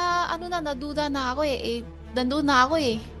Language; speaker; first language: Filipino; non-native, learner; Chinese